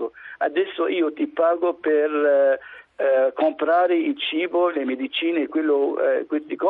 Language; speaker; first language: Italian; non-native, fluent; Arabic